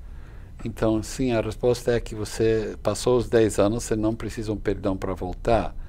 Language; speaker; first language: Portuguese; non-native, fluent; English